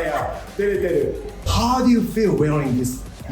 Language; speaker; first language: English; non-native, learner; Japanese